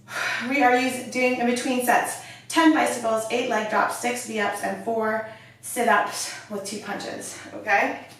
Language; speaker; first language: English; native; English